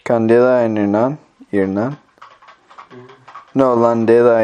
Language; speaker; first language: Spanish; non-native, learner; English